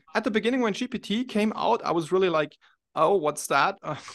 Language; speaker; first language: English; non-native, fluent; German